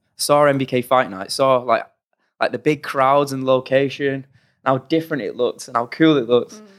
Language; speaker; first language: English; native; English